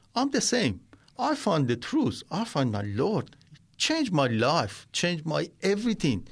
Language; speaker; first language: English; non-native, learner; Persian